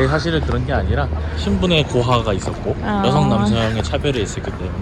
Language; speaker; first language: Korean; native; Korean